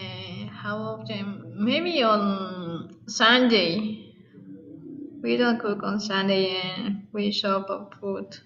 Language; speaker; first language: English; non-native, learner; Spanish